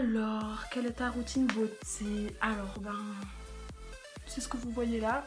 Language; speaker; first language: French; native; French